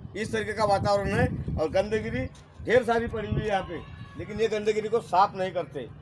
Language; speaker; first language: Hindi; non-native, local second language; Marathi